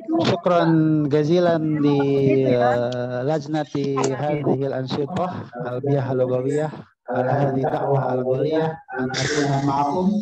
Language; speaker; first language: Arabic; non-native, fluent; Indonesian